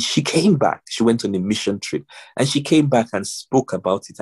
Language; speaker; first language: English; non-native, local second language; Yoruba